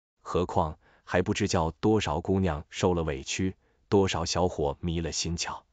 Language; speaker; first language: Chinese; native; Chinese